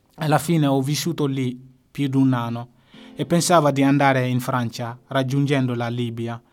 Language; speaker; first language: Italian; non-native, fluent; Bambara